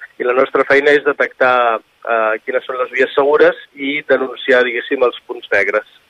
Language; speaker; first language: Catalan; native; Catalan